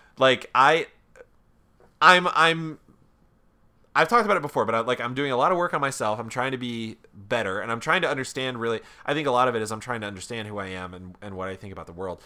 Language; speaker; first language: English; native; English